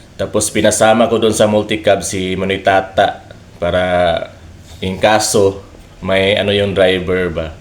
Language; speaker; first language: Filipino; non-native, local second language; Cebuano